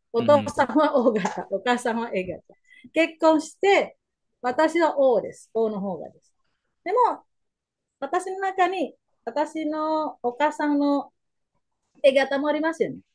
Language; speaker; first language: Japanese; non-native, learner; Indonesian